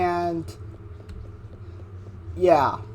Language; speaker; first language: English; native; English